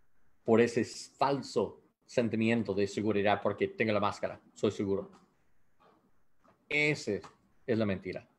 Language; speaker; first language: Spanish; non-native, learner; English